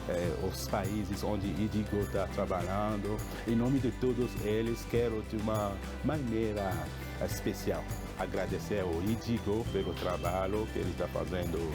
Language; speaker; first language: Portuguese; non-native, fluent; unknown